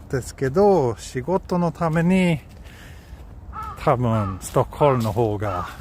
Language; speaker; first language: Japanese; non-native, fluent; Swedish